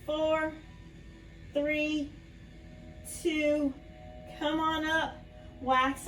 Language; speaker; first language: English; native; English